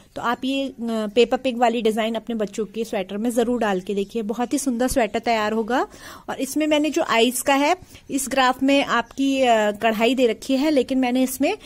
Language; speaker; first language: Hindi; native; Hindi